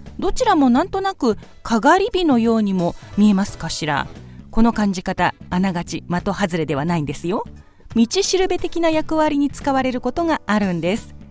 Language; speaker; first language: Japanese; native; Japanese